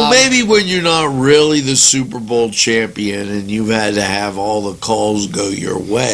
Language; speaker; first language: English; native; English